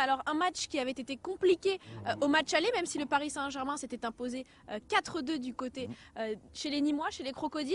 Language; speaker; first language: French; native; French